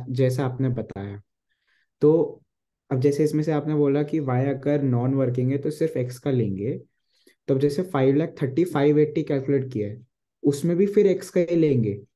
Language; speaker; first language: Hindi; native; Hindi